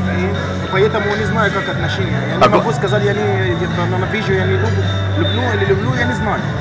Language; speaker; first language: Russian; non-native, learner; Arabic